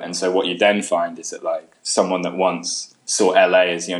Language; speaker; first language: English; native; English